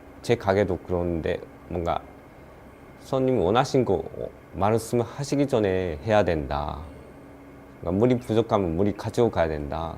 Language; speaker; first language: Korean; non-native, learner; Japanese